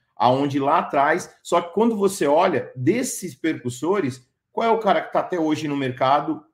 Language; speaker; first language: Portuguese; native; Portuguese